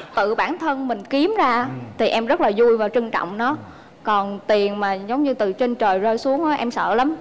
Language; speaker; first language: Vietnamese; native; Vietnamese